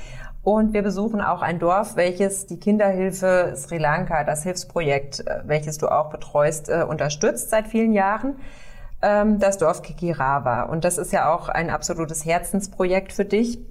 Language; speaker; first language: German; native; German